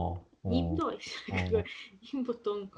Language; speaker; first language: Korean; non-native, learner; Latvian